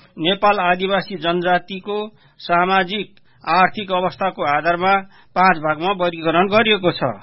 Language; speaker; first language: Nepali; non-native, local second language; Newari